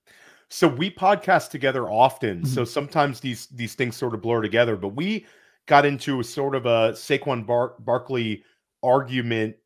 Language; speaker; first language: English; native; English